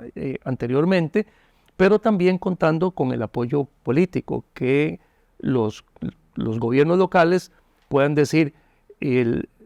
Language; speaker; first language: Spanish; native; Spanish